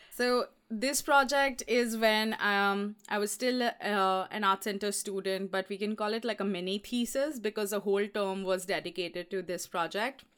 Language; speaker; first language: English; non-native, local second language; Hindi